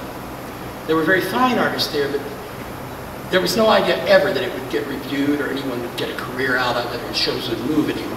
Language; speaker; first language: English; native; English